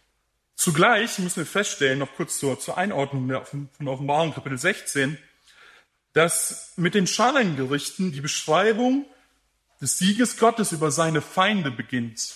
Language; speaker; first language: German; native; German